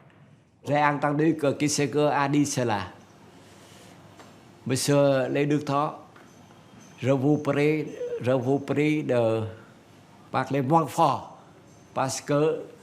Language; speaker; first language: French; non-native, fluent; Vietnamese